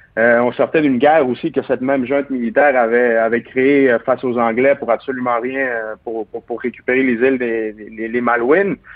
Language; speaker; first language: French; early bilingual, other home language; Spanish